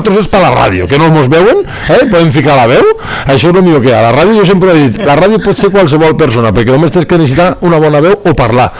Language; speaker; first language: Catalan; native; Catalan